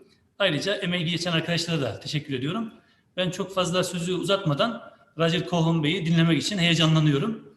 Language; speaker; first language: Turkish; native; Turkish